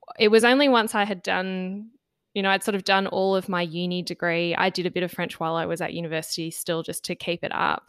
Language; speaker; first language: English; native; English